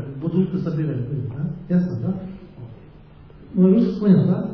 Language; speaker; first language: Russian; non-native, learner; Tibetan